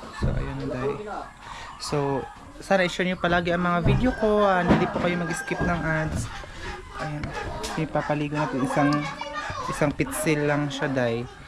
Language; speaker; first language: Filipino; non-native, local second language; Cebuano